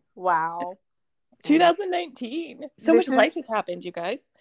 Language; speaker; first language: English; early bilingual, other home language; Hindi